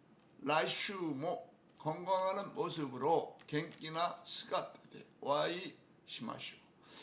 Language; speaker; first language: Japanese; non-native, fluent; Korean